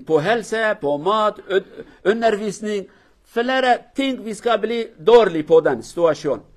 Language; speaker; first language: Norwegian; non-native, learner; Kurdish